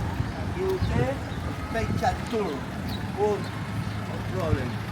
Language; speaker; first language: English; non-native, learner; Spanish